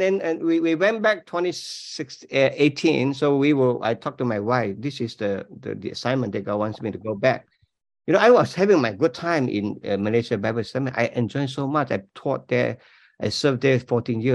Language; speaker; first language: English; non-native, local second language; Min Nan Chinese